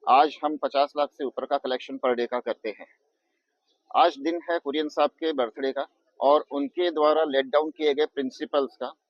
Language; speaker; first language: Hindi; non-native, local second language; Gujarati